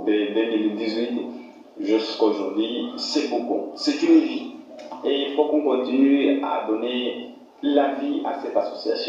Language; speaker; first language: French; non-native, fluent; Portuguese